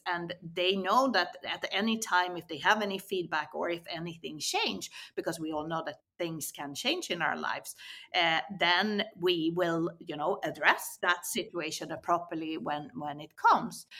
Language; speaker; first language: English; non-native, fluent; Swedish